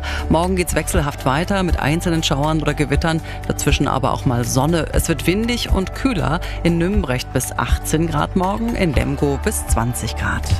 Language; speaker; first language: German; native; German